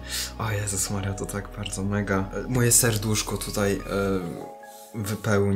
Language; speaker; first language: Polish; native; Polish